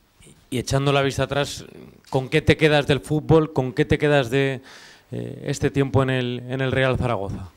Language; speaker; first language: Spanish; native; Spanish